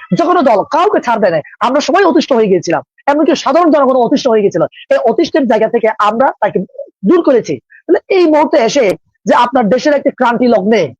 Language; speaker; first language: Bangla; non-native, local second language; Marma